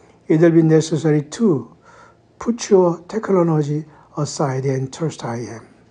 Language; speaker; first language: English; non-native, fluent; Korean